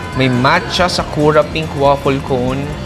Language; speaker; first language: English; non-native, local second language; Filipino